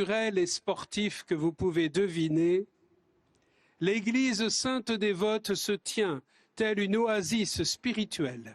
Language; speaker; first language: French; native; French